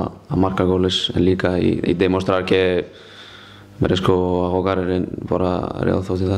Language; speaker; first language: Spanish; non-native, fluent; Icelandic